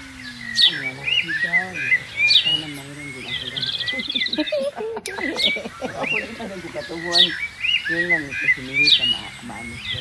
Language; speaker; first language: Filipino; non-native, local second language; Hiligaynon